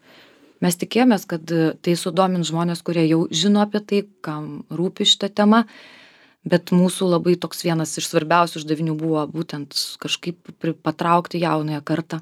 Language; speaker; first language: Lithuanian; native; Lithuanian